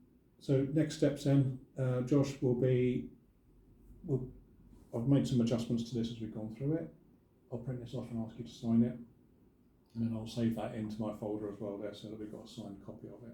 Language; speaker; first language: English; native; English